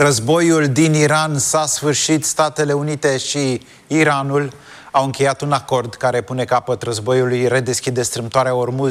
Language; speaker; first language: Romanian; native; Romanian